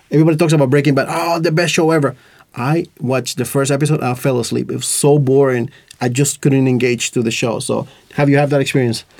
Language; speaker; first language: English; non-native, fluent; Spanish